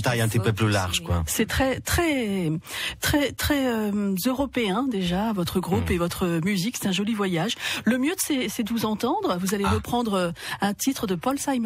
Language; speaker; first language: French; native; French